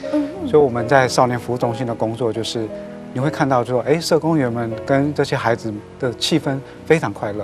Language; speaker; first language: Chinese; native; Chinese